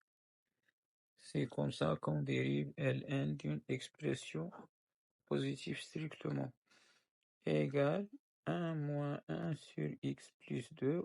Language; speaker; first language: French; non-native, local second language; Arabic